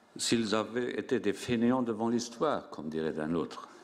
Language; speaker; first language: French; non-native, local second language; Luxembourgish